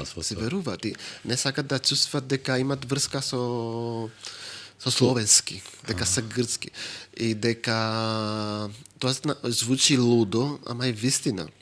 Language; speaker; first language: Macedonian; non-native, fluent; Greek